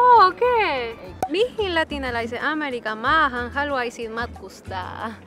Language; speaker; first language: Finnish; non-native, fluent; Spanish